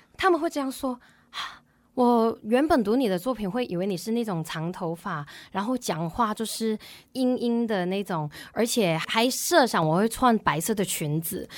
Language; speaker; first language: Chinese; non-native, local second language; Cantonese